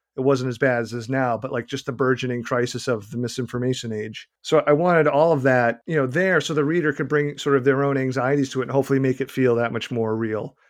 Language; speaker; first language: English; native; English